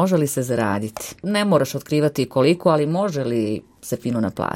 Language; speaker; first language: Serbian; native; Serbian